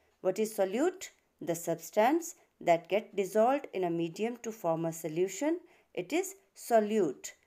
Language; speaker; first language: English; non-native, local second language; Hindi